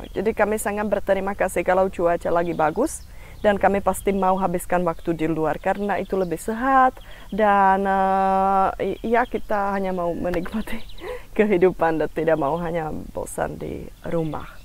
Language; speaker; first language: Indonesian; non-native, fluent; Czech